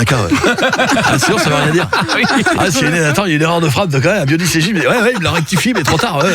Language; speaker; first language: French; native; French